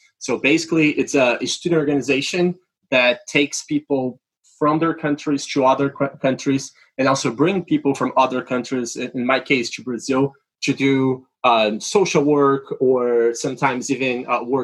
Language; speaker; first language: English; non-native, fluent; Portuguese